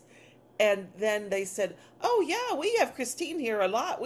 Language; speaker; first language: English; native; English